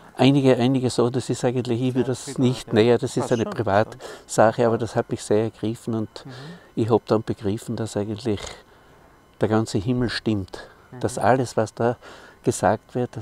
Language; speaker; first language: German; native; German